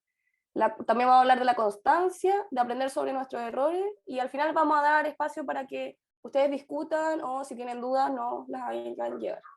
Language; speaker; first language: Spanish; native; Spanish